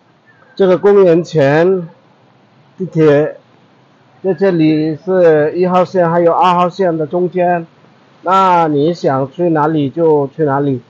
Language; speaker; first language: Chinese; non-native, fluent; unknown